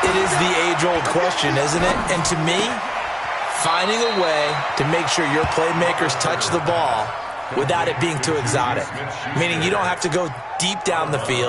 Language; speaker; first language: English; native; English